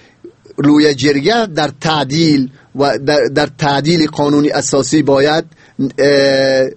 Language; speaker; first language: Persian; native; Persian